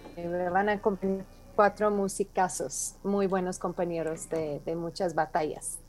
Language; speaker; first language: Spanish; non-native, fluent; English